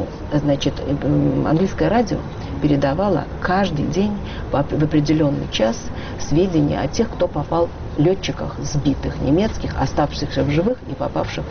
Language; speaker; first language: Russian; native; Russian